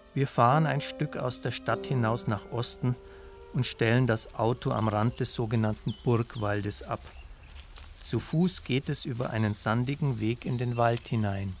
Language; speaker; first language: German; native; German